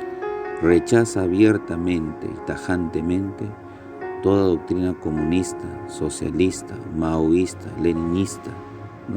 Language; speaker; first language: Spanish; native; Spanish